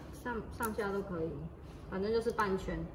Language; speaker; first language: Chinese; native; Chinese